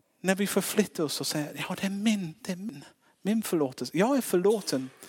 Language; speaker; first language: Swedish; non-native, fluent; English